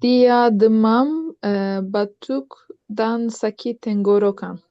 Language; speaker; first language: Indonesian; non-native, learner; Turkish